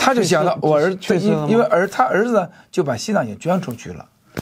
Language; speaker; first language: Chinese; native; Chinese